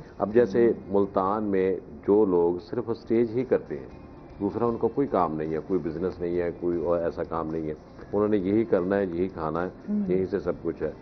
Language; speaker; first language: Urdu; non-native, local second language; Punjabi